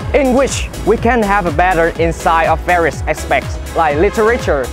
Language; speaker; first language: English; non-native, fluent; Vietnamese